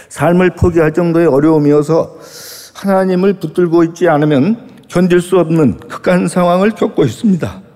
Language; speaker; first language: Korean; native; Korean